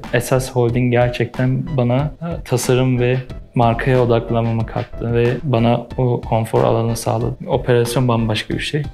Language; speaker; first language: Turkish; early bilingual, heritage; Turkish